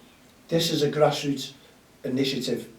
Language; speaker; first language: English; native; English